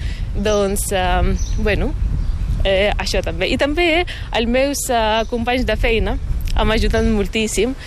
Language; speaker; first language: Catalan; non-native, fluent; Ukrainian